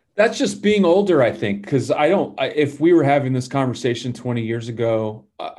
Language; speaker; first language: English; native; English